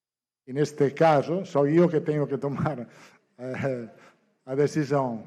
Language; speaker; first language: Portuguese; non-native, learner; Italian